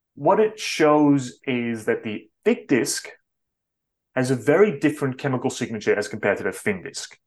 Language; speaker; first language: English; non-native, fluent; Dutch